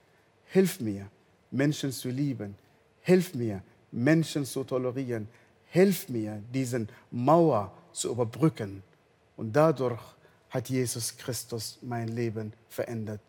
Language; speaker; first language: German; non-native, fluent; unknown